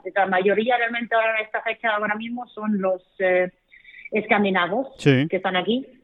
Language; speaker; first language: Spanish; non-native, fluent; Swedish